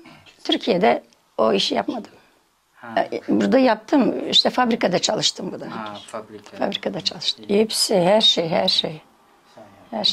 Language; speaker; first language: Turkish; early bilingual, heritage; Turkish